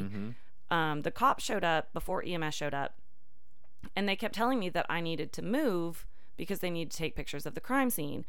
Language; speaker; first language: English; native; English